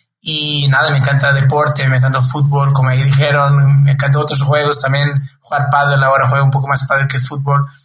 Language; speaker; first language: Spanish; non-native, fluent; Portuguese